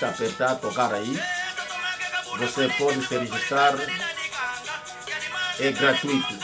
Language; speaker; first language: Portuguese; non-native, local second language; Kongo